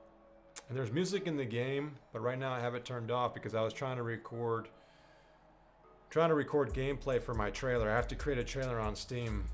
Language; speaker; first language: English; native; English